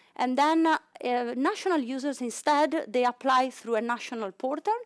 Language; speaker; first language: English; non-native, fluent; Italian